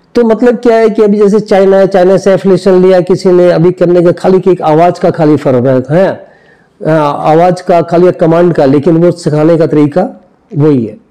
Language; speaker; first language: Hindi; native; Hindi